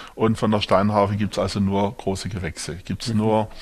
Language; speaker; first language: German; native; German